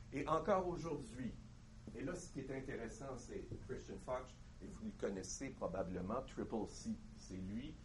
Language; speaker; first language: French; native; French